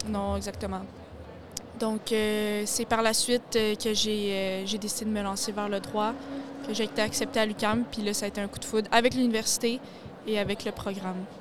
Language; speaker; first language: French; native; French